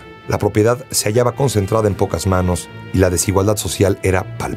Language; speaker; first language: Spanish; native; Spanish